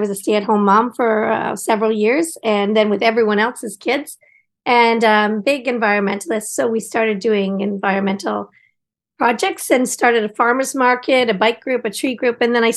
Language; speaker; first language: English; native; English